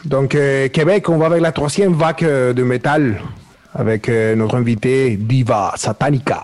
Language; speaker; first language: French; non-native, fluent; Spanish